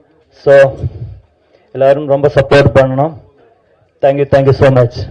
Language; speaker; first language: Tamil; non-native, learner; Malayalam